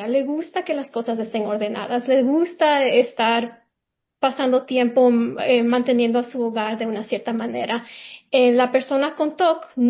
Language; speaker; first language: Spanish; early bilingual, heritage; Spanish